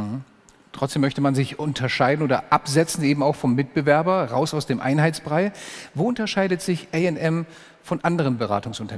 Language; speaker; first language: German; native; German